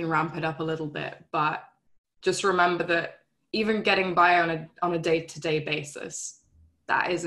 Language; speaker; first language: English; native; English